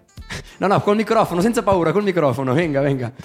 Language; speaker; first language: Italian; native; Italian